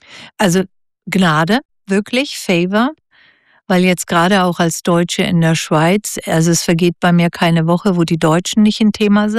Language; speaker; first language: German; native; German